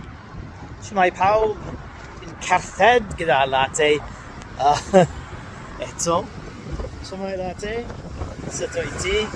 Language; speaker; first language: Welsh; non-native, learner; English